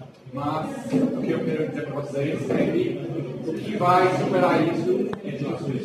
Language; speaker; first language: Portuguese; non-native, learner; English